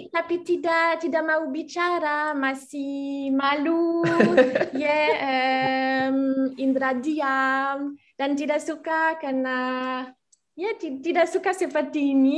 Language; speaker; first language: Indonesian; non-native, learner; French